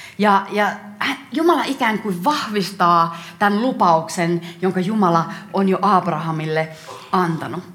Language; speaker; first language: Finnish; native; Finnish